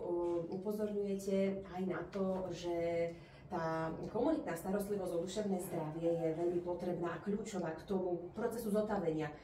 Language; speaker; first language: Slovak; native; Slovak